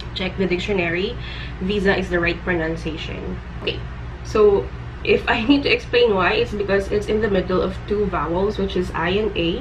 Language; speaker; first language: English; non-native, local second language; Filipino